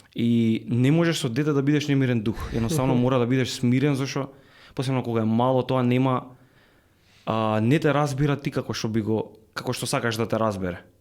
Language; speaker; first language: Macedonian; native; Macedonian